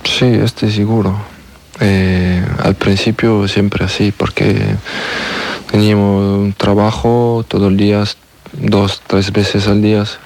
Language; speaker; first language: Spanish; non-native, learner; French